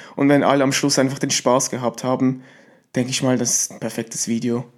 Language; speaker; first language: German; native; German